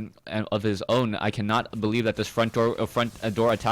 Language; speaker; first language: English; native; English